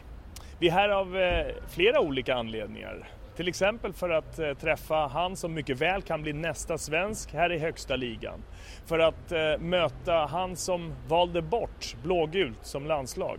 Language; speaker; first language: Swedish; native; Swedish